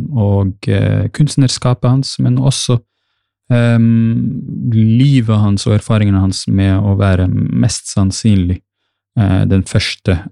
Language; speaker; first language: Norwegian; early bilingual, other home language; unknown